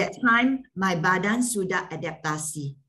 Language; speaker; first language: English; non-native, fluent; Malay